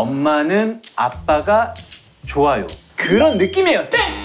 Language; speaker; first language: Korean; native; Korean